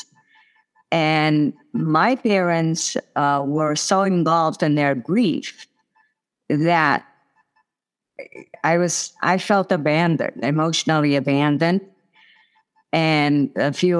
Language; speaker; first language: English; non-native, fluent; Italian